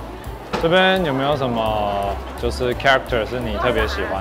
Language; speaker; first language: Chinese; native; Chinese